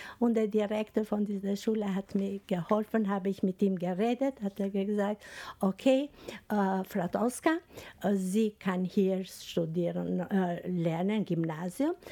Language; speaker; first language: German; non-native, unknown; Albanian